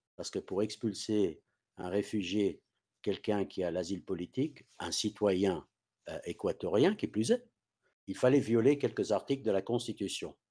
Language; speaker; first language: French; non-native, fluent; English